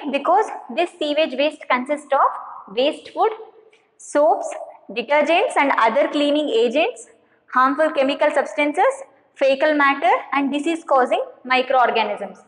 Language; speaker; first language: English; non-native, local second language; Kannada